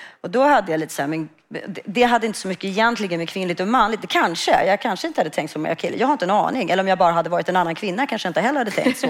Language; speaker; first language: Swedish; native; Swedish